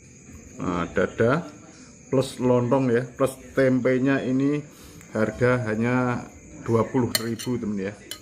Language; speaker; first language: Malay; non-native, local second language; Javanese